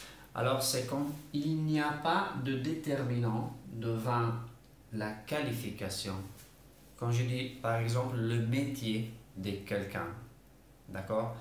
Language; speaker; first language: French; non-native, fluent; Italian